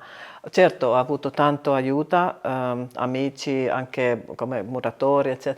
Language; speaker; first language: Italian; non-native, learner; Finnish